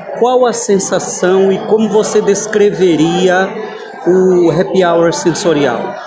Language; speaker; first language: Portuguese; native; Portuguese